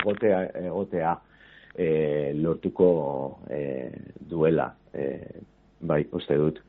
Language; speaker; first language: Basque; non-native, local second language; Spanish